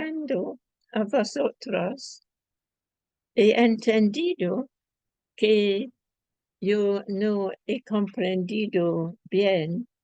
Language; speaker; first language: Spanish; non-native, fluent; English